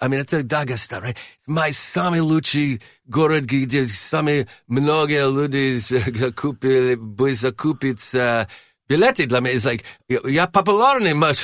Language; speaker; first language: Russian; non-native, learner; English